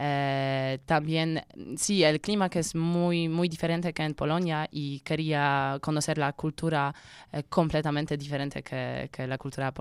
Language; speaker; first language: Spanish; non-native, learner; Polish